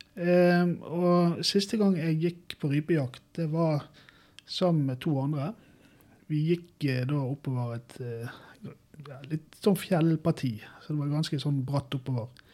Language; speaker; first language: Norwegian; native; Norwegian